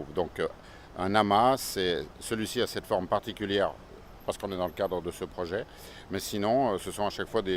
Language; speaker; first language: French; native; French